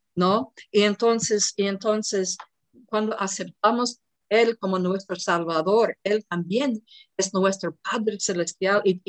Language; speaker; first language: Spanish; non-native, fluent; English